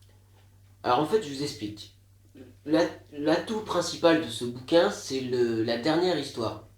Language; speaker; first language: French; native; French